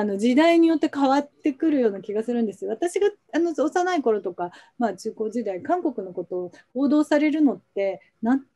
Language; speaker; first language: Japanese; native; Japanese